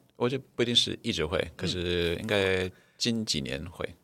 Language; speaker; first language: Chinese; non-native, fluent; English